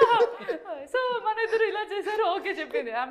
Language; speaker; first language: Telugu; non-native, learner; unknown